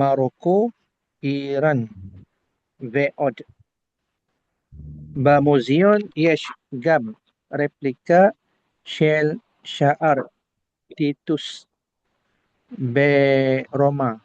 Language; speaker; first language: Hebrew; non-native, learner; Indonesian